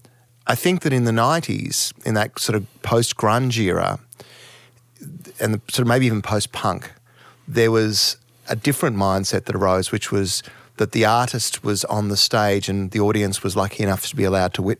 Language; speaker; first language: English; native; English